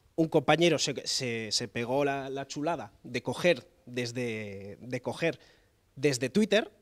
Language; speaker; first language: Spanish; native; Spanish